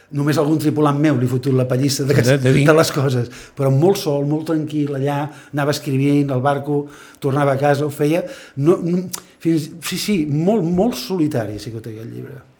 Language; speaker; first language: Catalan; native; Catalan